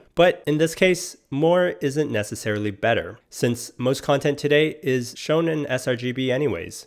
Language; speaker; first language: English; native; English